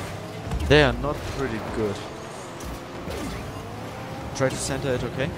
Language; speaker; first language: English; non-native, learner; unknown